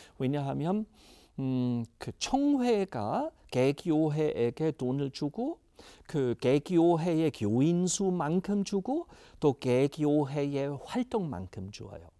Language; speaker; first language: Korean; non-native, fluent; German